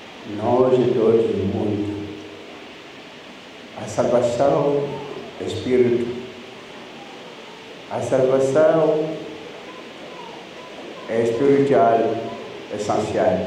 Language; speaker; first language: Portuguese; non-native, learner; Lingala